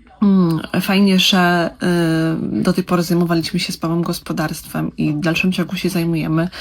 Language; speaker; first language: Polish; native; Polish